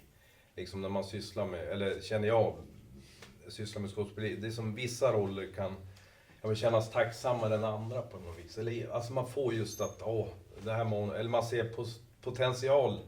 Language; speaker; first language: Swedish; native; Swedish